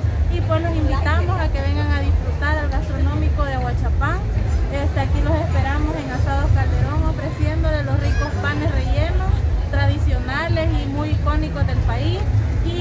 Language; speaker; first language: Spanish; native; Spanish